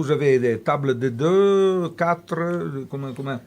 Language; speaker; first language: French; non-native, fluent; Italian